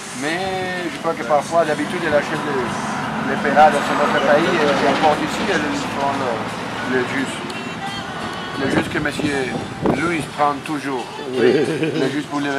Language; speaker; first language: French; non-native, learner; Spanish